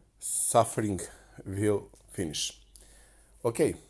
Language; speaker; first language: English; non-native, learner; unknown